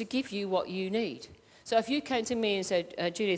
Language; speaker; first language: English; native; English